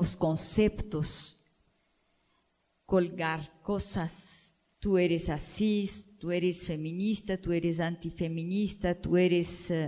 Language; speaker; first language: Spanish; non-native, fluent; Portuguese